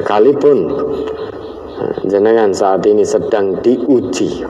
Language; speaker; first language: Indonesian; non-native, local second language; Javanese